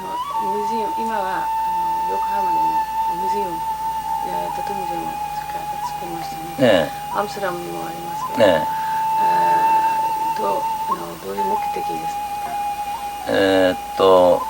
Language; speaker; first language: Japanese; non-native, learner; English